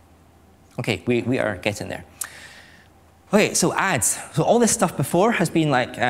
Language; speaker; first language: English; native; English